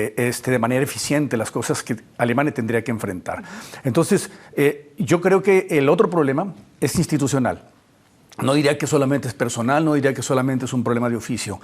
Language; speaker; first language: Spanish; native; Spanish